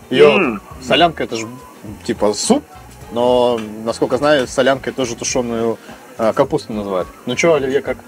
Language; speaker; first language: Russian; native; Russian